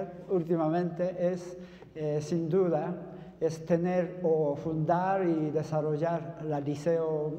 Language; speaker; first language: Spanish; non-native, fluent; Japanese